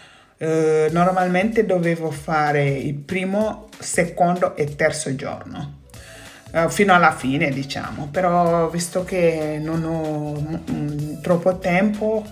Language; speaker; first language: Italian; non-native, fluent; Wolof